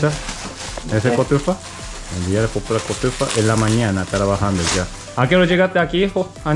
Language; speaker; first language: Spanish; native; Spanish